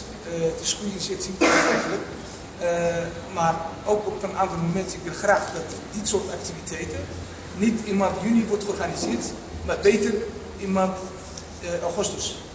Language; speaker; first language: Dutch; non-native, fluent; Riffian